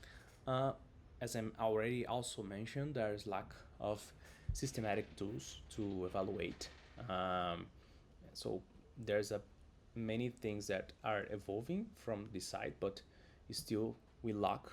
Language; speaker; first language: English; non-native, fluent; Portuguese